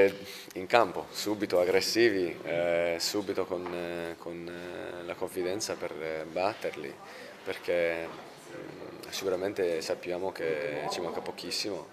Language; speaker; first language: Italian; non-native, fluent; English